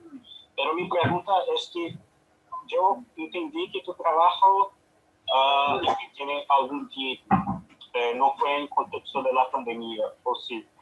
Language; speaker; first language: Spanish; non-native, fluent; Portuguese